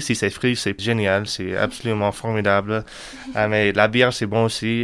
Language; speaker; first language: French; non-native, learner; English